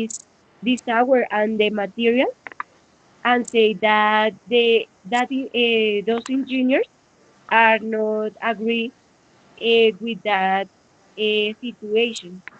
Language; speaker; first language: English; non-native, learner; Spanish